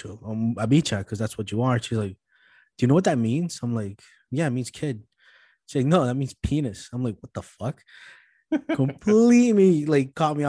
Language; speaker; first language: English; early bilingual, other home language; Spanish